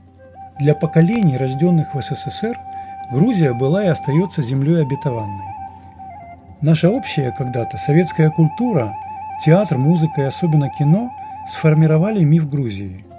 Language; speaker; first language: Russian; native; Russian